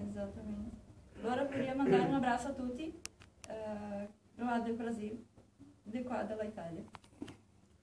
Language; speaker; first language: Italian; early bilingual, heritage; Portuguese